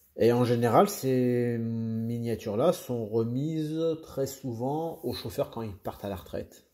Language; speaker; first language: French; native; French